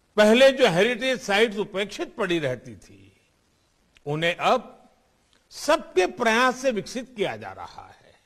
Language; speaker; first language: Hindi; non-native, local second language; Gujarati